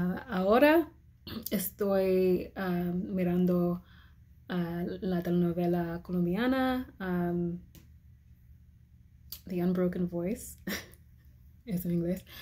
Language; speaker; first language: Spanish; non-native, learner; English